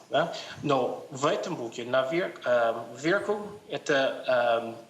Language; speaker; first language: Russian; non-native, learner; English